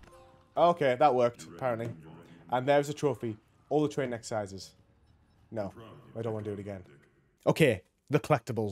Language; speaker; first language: English; native; English